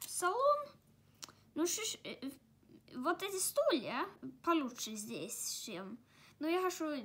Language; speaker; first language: Russian; early bilingual, heritage; Russian